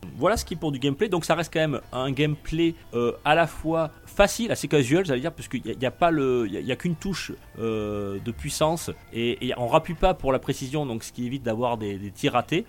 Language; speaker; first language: French; native; French